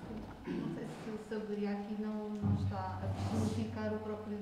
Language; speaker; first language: Portuguese; native; Portuguese